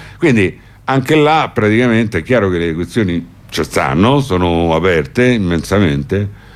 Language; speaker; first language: Italian; native; Italian